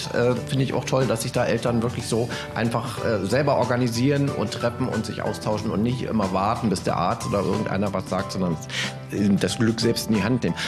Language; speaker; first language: German; native; German